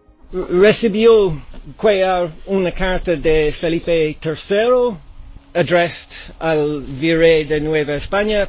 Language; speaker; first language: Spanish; non-native, learner; English